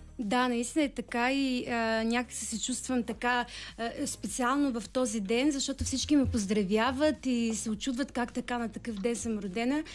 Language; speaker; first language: Bulgarian; early bilingual, heritage; Bulgarian